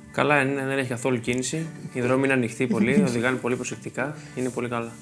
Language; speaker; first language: Greek; native; Greek